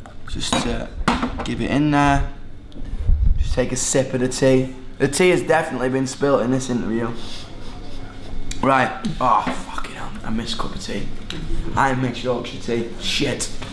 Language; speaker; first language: English; native; English